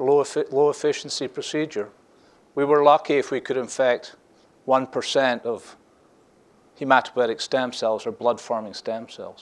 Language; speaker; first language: English; native; English